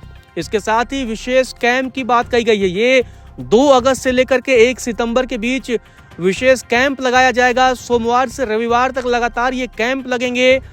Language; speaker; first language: Hindi; native; Hindi